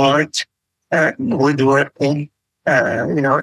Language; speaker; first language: English; non-native, fluent; Arabic